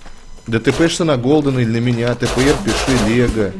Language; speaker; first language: Russian; native; Russian